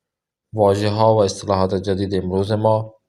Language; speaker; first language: Persian; non-native, fluent; Urdu